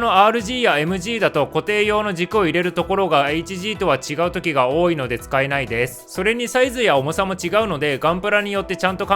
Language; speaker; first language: Japanese; native; Japanese